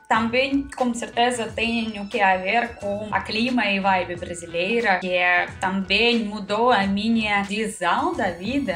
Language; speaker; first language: Portuguese; non-native, fluent; Russian